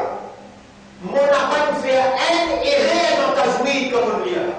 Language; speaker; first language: French; non-native, local second language; Morisyen